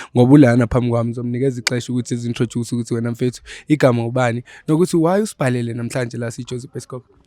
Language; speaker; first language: Zulu; native; Zulu